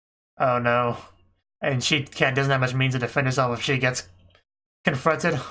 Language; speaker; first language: English; native; English